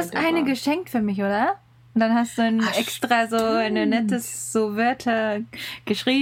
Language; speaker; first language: German; non-native, learner; Japanese